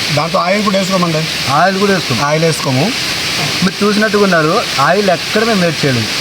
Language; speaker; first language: Telugu; non-native, local second language; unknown